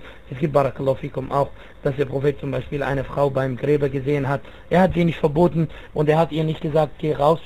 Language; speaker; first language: German; non-native, fluent; Arabic